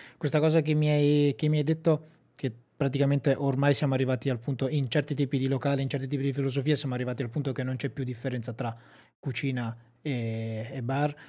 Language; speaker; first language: Italian; native; Italian